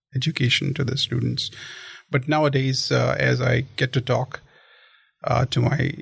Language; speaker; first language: English; non-native, local second language; Kashmiri